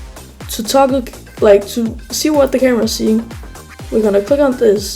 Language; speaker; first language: English; native; English